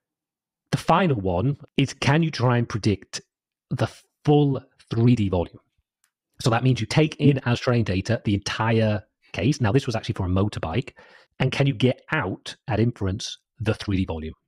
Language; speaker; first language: English; native; English